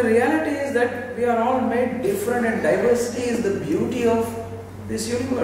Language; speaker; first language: English; non-native, local second language; Tamil